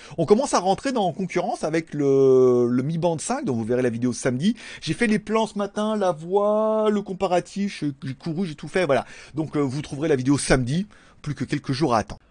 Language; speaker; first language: French; native; French